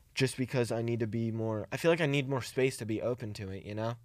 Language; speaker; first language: English; early bilingual, other home language; Italian